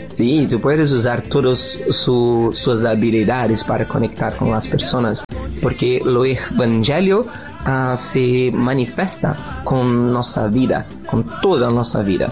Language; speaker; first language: Spanish; non-native, learner; Portuguese